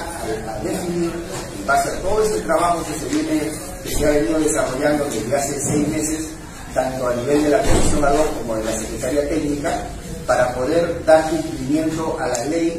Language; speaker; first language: Spanish; native; Spanish